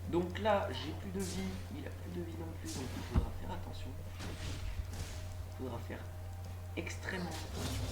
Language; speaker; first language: French; native; French